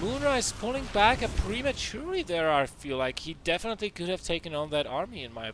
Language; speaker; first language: English; non-native, fluent; Dutch